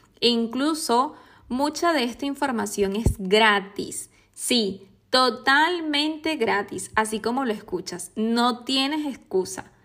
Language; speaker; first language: Spanish; native; Spanish